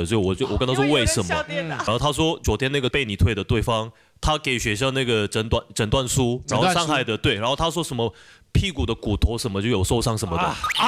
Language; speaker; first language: Chinese; non-native, fluent; Korean